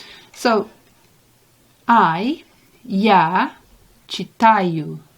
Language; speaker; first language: Ukrainian; non-native, learner; English